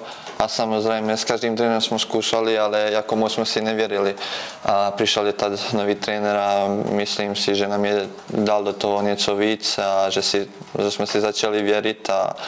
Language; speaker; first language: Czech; non-native, fluent; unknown